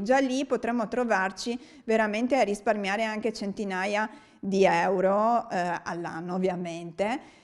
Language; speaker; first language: Italian; native; Italian